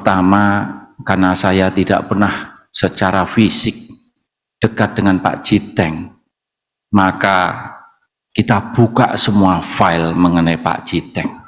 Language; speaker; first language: Indonesian; native; Indonesian